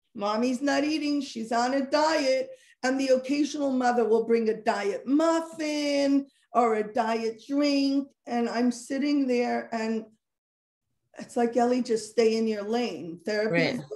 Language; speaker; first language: English; native; English